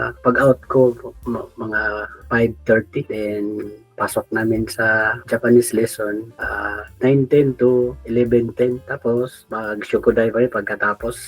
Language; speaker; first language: Filipino; non-native, local second language; Cebuano